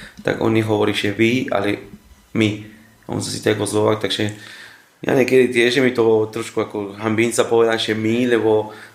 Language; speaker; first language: Slovak; non-native, fluent; Spanish